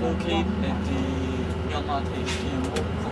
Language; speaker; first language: English; non-native, learner; Chinese